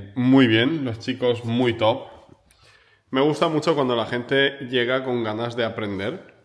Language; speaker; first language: Spanish; non-native, fluent; Ukrainian